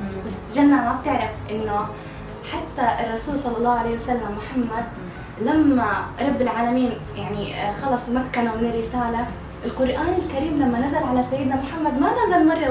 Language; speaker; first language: Arabic; native; Arabic